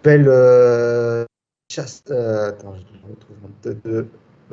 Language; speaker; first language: French; native; French